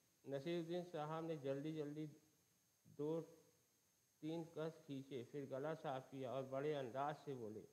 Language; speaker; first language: Hindi; native; Hindi